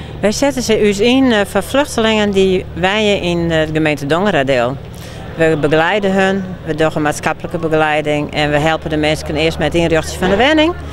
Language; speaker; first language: Dutch; non-native, local second language; Western Frisian